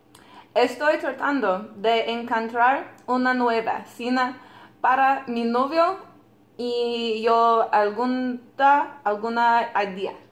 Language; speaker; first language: Spanish; non-native, learner; English